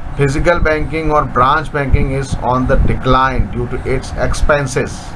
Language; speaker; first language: English; non-native, local second language; Hindi